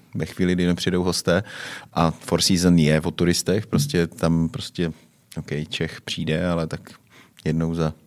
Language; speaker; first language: Czech; native; Czech